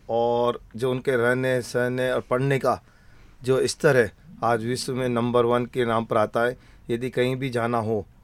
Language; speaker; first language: Hindi; native; Hindi